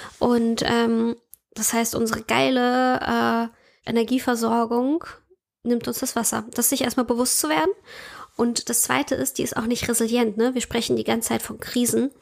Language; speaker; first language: German; early bilingual, other home language; Russian